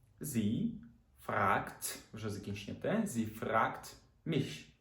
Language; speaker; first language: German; non-native, fluent; Ukrainian